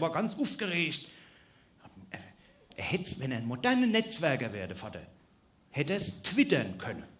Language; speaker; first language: German; native; German